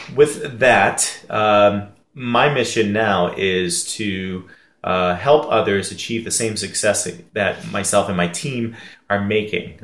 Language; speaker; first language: English; native; English